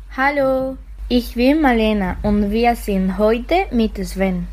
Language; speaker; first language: German; non-native, learner; Spanish